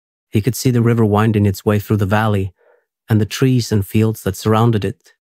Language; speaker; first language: English; native; English